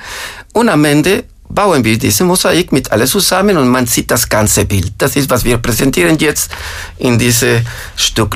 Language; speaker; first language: German; non-native, fluent; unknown